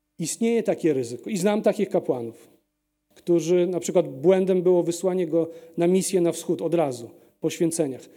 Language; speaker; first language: Polish; early bilingual, heritage; Polish